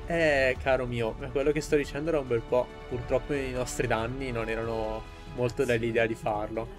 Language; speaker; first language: Italian; native; Italian